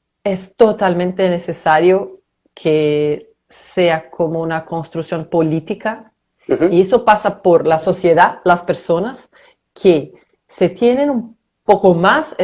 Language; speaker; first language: Spanish; non-native, fluent; Portuguese